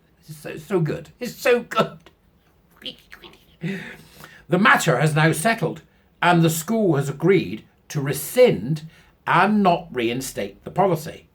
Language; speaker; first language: English; native; English